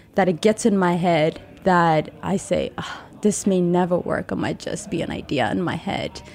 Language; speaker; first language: English; non-native, fluent; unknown